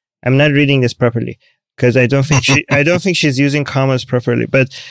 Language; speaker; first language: English; non-native, fluent; Persian